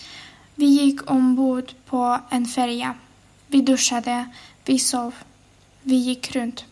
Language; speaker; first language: Swedish; non-native, fluent; Ukrainian